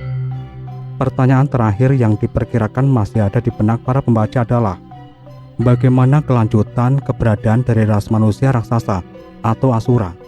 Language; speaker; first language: Indonesian; native; Indonesian